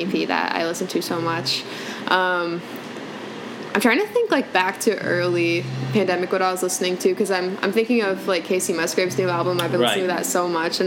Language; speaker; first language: English; native; English